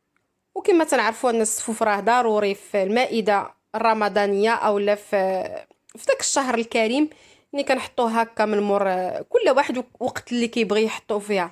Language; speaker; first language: Arabic; native; Arabic